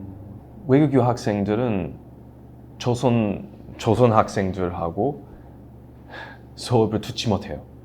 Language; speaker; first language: Korean; non-native, fluent; English